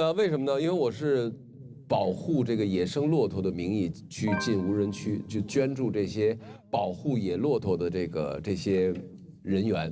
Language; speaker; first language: Chinese; native; Chinese